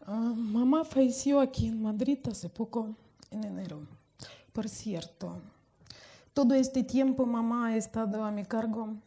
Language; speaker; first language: Spanish; non-native, fluent; Russian